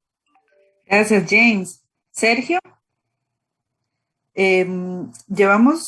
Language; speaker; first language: Spanish; native; Spanish